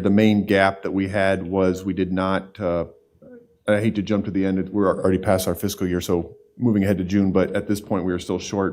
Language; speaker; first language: English; native; English